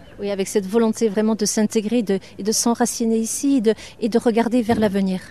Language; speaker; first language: French; native; French